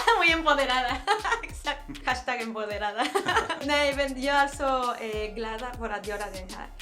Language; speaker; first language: Swedish; non-native, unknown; Spanish